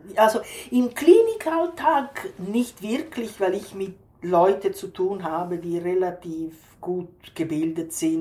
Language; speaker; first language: German; non-native, fluent; Italian